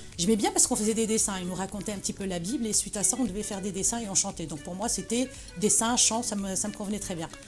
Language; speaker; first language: French; early bilingual, other home language; Arabic